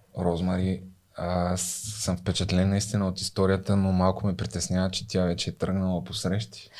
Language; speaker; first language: Bulgarian; native; Bulgarian